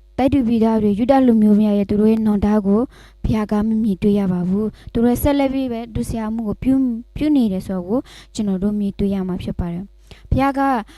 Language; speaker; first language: Burmese; non-native, local second language; S'gaw Karen